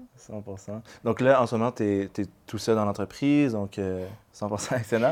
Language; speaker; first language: French; native; French